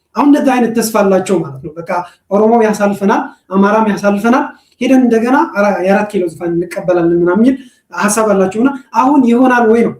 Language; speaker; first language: Amharic; non-native, local second language; Tigrinya